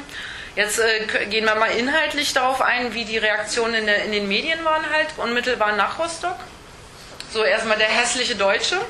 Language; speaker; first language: German; native; German